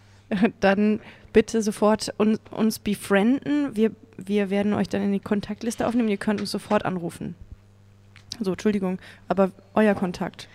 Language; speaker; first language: German; native; German